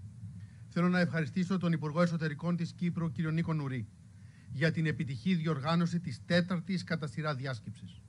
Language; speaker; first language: Greek; native; Greek